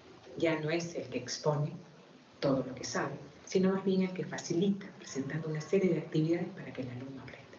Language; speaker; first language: Spanish; native; Spanish